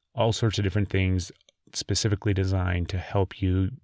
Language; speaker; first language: English; native; English